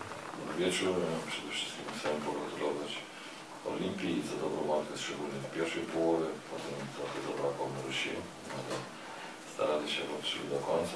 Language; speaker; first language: Polish; non-native, fluent; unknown